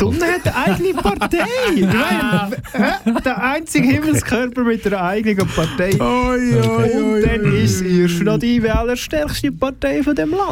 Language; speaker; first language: German; native; German